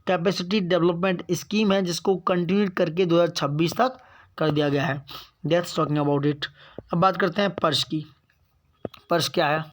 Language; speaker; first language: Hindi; native; Hindi